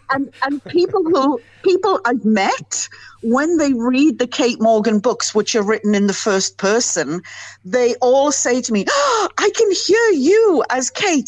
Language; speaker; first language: English; native; English